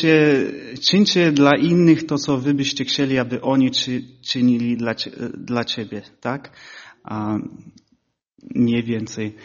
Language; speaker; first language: Polish; early bilingual, heritage; Polish